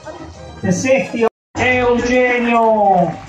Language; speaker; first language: English; non-native, fluent; Italian